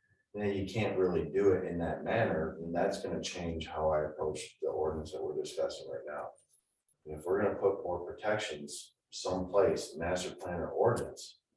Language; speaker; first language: English; native; English